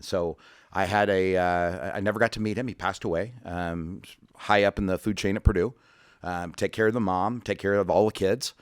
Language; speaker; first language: English; native; English